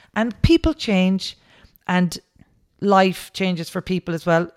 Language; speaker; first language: English; native; English